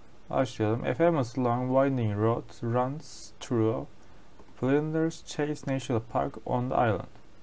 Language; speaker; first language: English; non-native, fluent; Turkish